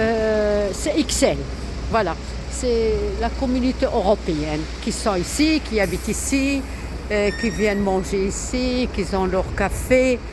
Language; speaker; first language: French; non-native, local second language; Arabic